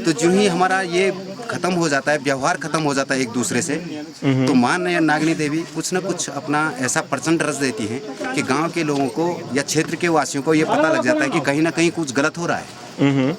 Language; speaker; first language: Hindi; native; Hindi